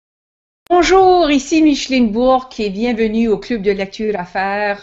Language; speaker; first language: French; native; French